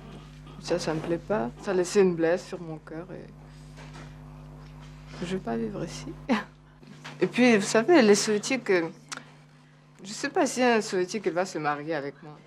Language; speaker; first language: French; non-native, fluent; Russian